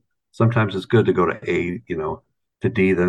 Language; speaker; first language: English; native; English